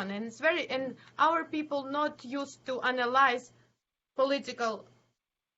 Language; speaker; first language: English; non-native, learner; Ukrainian